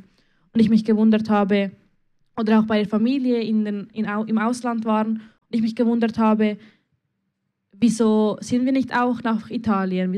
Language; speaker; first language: German; early bilingual, other home language; Spanish